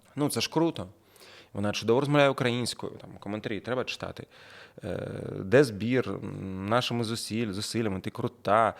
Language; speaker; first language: Ukrainian; non-native, local second language; Russian